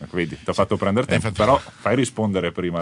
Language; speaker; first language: Italian; native; Italian